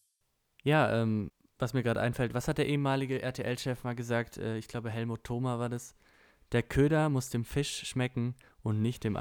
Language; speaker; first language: German; native; German